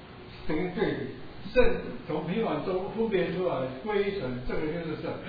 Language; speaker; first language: Chinese; native; Chinese